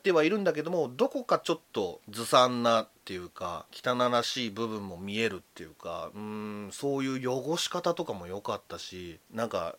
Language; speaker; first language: Japanese; native; Japanese